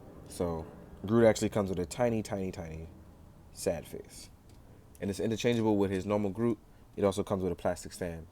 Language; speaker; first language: English; native; English